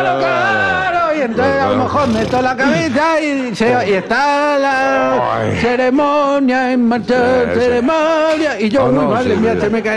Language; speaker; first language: Spanish; native; Spanish